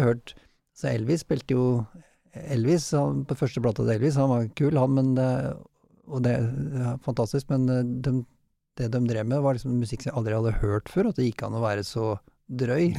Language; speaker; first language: Norwegian; native; Norwegian